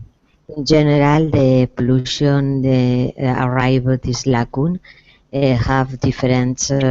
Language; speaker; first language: English; non-native, learner; Spanish